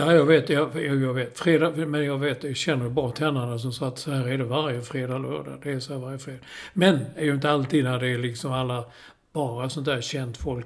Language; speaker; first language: Swedish; native; Swedish